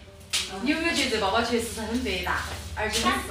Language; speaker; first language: Chinese; native; Chinese